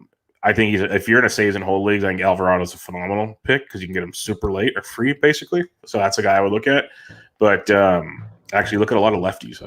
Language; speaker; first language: English; native; English